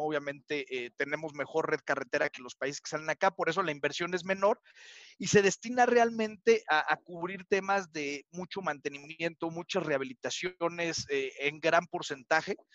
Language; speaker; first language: Spanish; native; Spanish